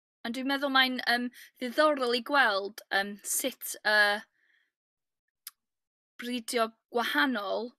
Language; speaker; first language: Welsh; non-native, learner; English